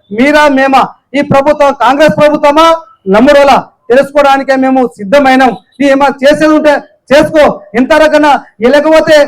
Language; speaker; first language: Telugu; non-native, local second language; Lambadi